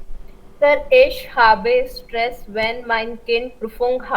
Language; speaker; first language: German; non-native, learner; Hindi